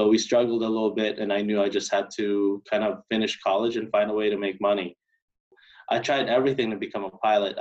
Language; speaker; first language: English; early bilingual, other home language; Cebuano